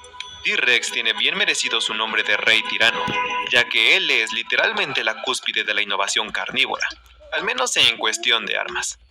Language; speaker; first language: Spanish; native; Spanish